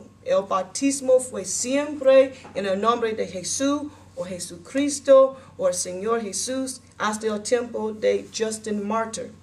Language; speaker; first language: Spanish; non-native, learner; English